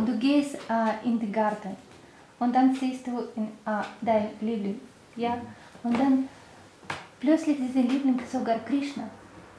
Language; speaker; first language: German; non-native, learner; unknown